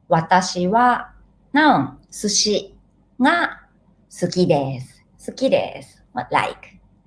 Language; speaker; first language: Japanese; non-native, fluent; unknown